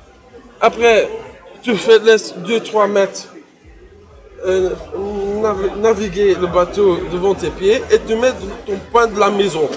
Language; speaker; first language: French; non-native, learner; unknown